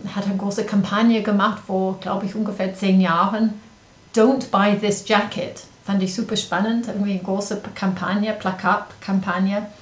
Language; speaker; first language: German; non-native, fluent; English